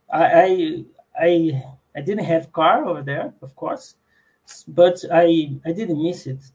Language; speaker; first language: English; non-native, learner; Portuguese